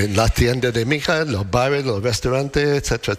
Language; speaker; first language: Spanish; non-native, learner; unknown